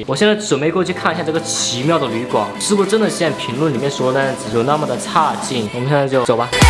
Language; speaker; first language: Chinese; native; Chinese